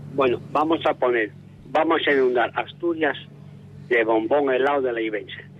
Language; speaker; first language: Spanish; native; Spanish